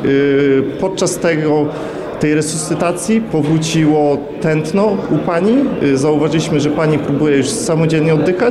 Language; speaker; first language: Polish; native; Polish